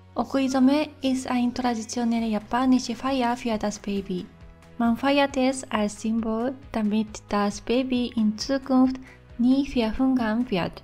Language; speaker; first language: German; non-native, fluent; Japanese